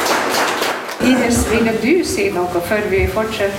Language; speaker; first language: Norwegian; non-native, fluent; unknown